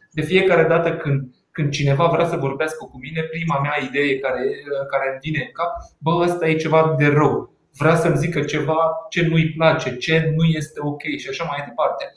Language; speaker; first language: Romanian; non-native, local second language; Hungarian